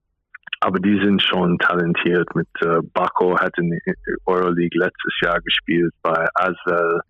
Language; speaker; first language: German; non-native, fluent; English